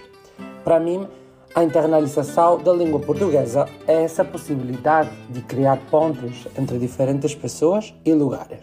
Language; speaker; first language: Portuguese; non-native, learner; Spanish